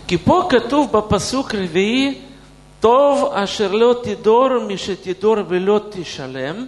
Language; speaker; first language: Hebrew; non-native, fluent; Russian